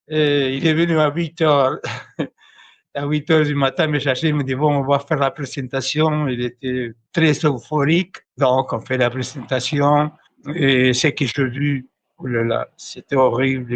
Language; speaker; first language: French; non-native, fluent; Spanish